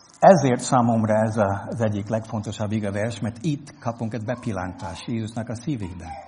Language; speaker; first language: Hungarian; non-native, fluent; English